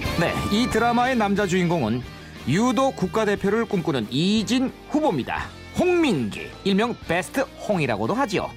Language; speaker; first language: Korean; native; Korean